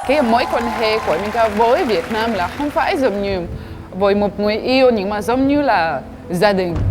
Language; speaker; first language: Vietnamese; non-native, fluent; French